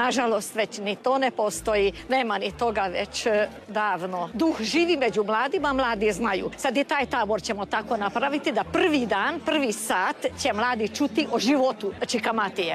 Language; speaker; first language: Serbian; early bilingual, heritage; Croatian